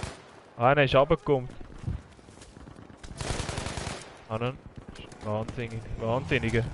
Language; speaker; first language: German; native; German